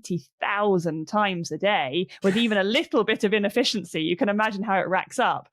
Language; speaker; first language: English; native; English